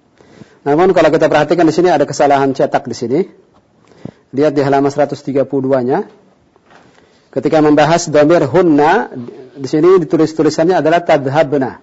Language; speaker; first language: Indonesian; native; Indonesian